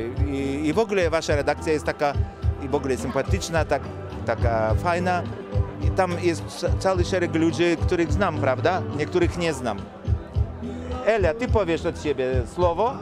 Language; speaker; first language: Polish; non-native, fluent; Lithuanian